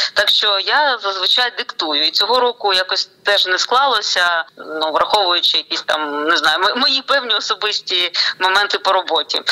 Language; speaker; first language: Ukrainian; non-native, local second language; Russian